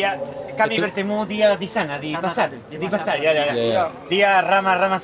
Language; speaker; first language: Indonesian; non-native, learner; Spanish